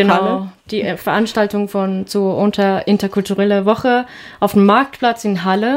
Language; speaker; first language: German; non-native, fluent; Ukrainian